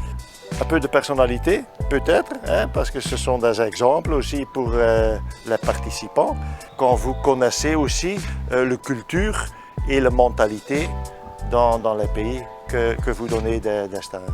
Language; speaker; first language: French; non-native, learner; Dutch